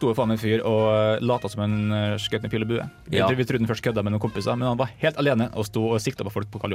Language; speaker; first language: Norwegian; native; Norwegian